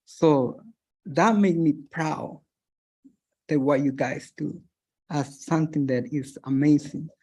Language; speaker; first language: English; non-native, fluent; Spanish